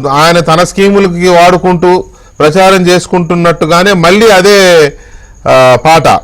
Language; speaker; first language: Telugu; native; Telugu